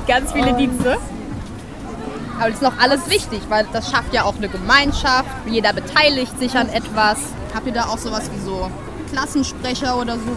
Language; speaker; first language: German; native; German